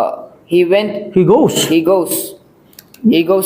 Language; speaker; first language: English; non-native, learner; Filipino